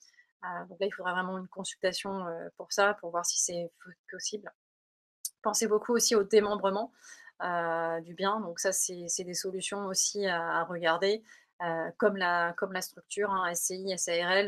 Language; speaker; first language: French; native; French